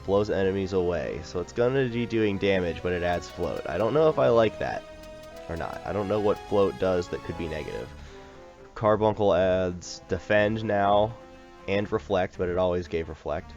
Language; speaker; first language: English; native; English